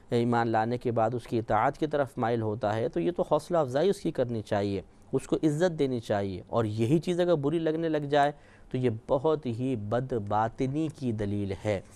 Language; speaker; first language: Urdu; native; Urdu